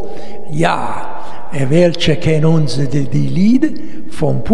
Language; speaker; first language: German; non-native, learner; Italian